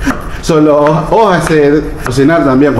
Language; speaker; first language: Spanish; non-native, learner; Filipino